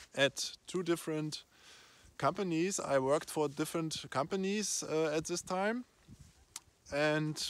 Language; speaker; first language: English; non-native, fluent; German